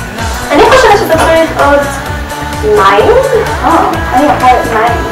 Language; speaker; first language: Hebrew; non-native, learner; English